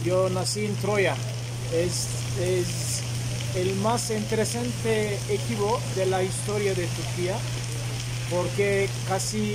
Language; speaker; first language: Spanish; non-native, fluent; Turkish